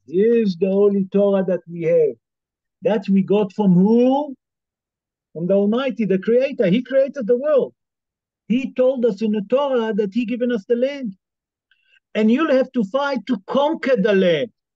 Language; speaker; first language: English; non-native, fluent; Hebrew